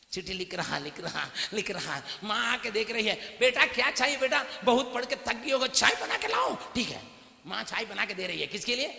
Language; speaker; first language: Hindi; non-native, local second language; Tamil